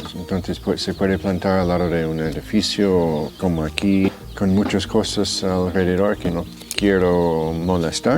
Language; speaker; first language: Spanish; non-native, fluent; English